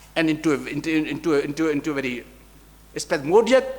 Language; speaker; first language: English; non-native, local second language; Hindi